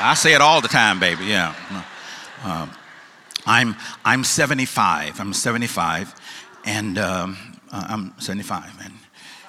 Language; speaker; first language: English; native; English